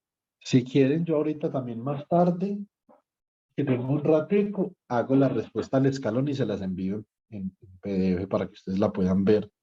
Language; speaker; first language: Spanish; native; Spanish